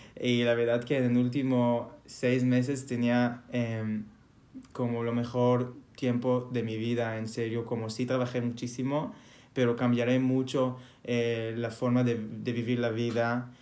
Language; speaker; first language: Spanish; non-native, fluent; Hebrew